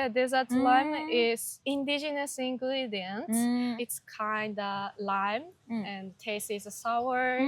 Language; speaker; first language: English; non-native, learner; Japanese